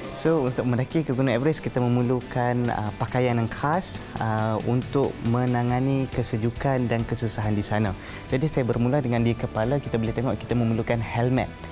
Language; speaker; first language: Malay; native; Malay